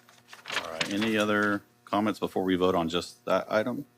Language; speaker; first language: English; native; English